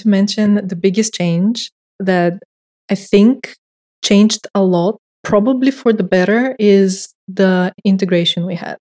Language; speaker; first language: English; non-native, fluent; Bulgarian